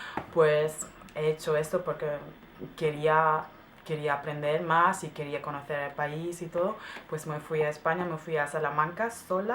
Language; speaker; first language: Spanish; non-native, fluent; German